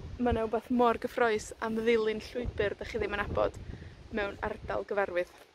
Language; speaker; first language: Welsh; native; Welsh